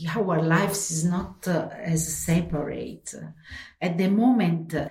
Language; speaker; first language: English; non-native, fluent; Italian